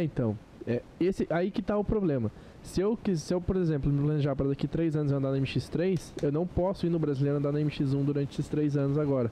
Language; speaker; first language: Portuguese; native; Portuguese